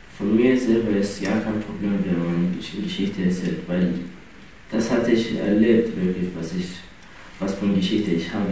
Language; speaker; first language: German; non-native, learner; Persian